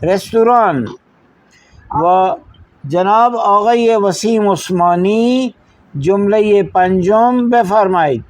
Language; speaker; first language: Persian; non-native, fluent; Urdu